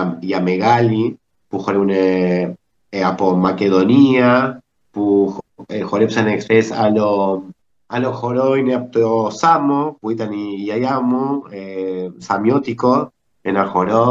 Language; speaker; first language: Greek; early bilingual, heritage; Spanish